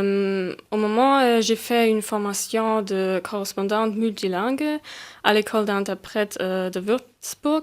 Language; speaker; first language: French; non-native, fluent; German